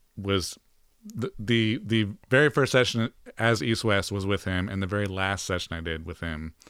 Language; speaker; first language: English; native; English